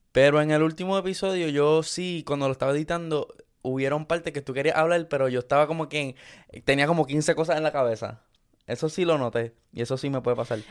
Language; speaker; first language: Spanish; early bilingual, other home language; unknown